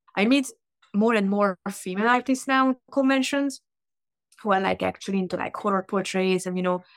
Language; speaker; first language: English; non-native, fluent; Hungarian